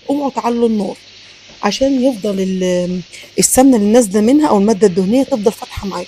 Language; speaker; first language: Arabic; native; Arabic